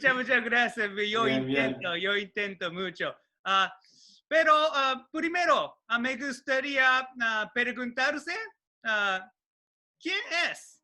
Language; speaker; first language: Spanish; non-native, learner; Japanese